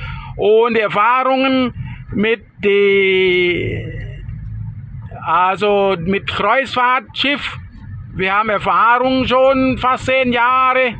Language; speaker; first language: German; non-native, fluent; Thai